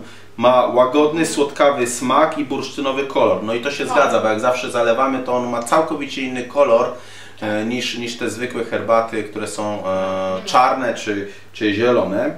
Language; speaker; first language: Polish; native; Polish